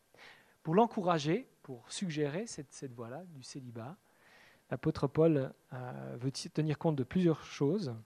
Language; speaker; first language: French; native; French